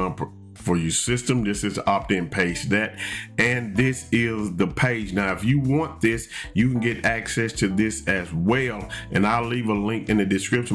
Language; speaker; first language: English; native; English